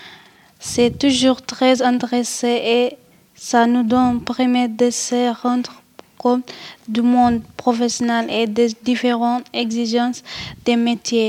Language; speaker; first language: French; non-native, learner; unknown